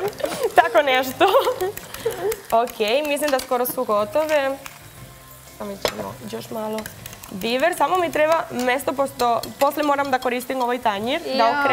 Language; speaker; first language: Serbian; non-native, learner; Spanish